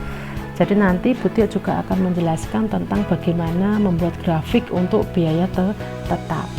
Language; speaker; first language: Indonesian; native; Indonesian